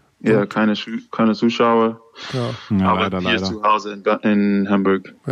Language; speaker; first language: German; non-native, learner; English